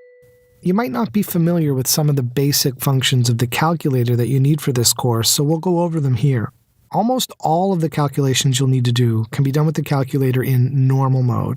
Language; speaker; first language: English; native; English